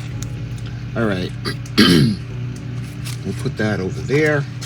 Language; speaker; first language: English; native; English